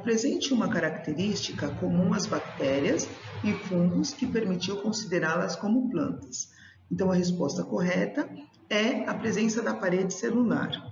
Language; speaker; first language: Portuguese; native; Portuguese